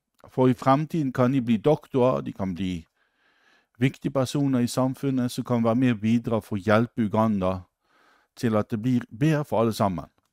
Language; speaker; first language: Norwegian; native; Norwegian